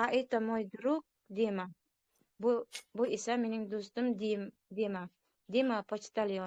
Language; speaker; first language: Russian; non-native, learner; Uzbek